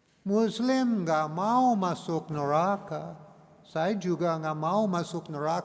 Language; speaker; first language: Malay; non-native, learner; English